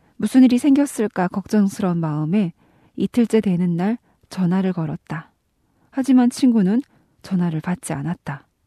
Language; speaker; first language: Korean; native; Korean